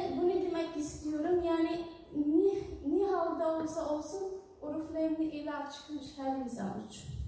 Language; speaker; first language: Turkish; non-native, learner; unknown